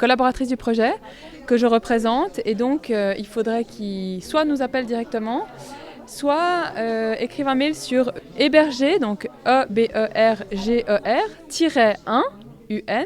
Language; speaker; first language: French; native; French